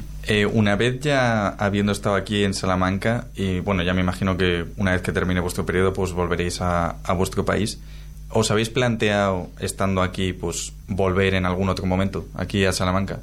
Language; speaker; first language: Spanish; native; Spanish